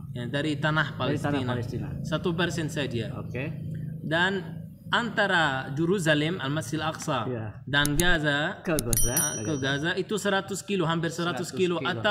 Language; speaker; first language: Indonesian; non-native, learner; Arabic